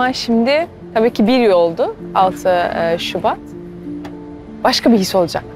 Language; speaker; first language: Turkish; early bilingual, heritage; Turkish